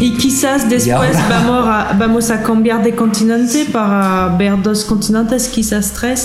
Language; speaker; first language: Spanish; non-native, fluent; French